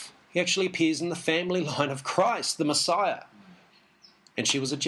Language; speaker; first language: English; native; English